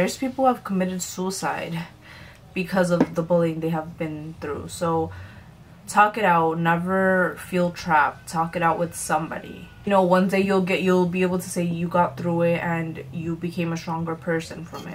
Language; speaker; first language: English; early bilingual, other home language; Spanish